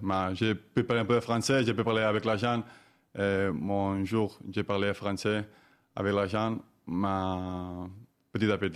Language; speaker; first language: French; non-native, learner; Spanish